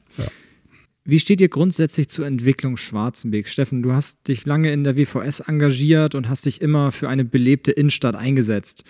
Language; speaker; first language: German; native; German